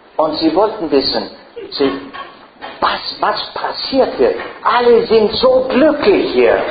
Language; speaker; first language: German; non-native, fluent; English